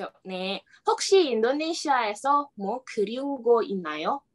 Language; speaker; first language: Korean; non-native, learner; Indonesian